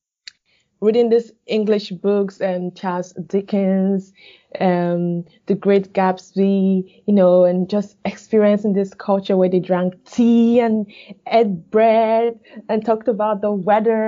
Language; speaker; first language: English; non-native, local second language; Igbo